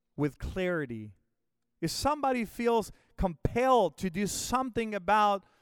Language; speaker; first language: English; non-native, fluent; Spanish